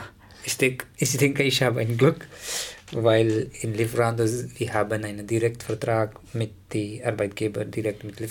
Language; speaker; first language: German; non-native, learner; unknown